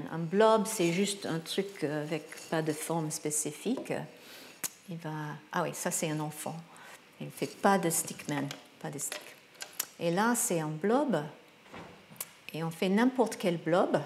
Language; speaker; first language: French; non-native, fluent; English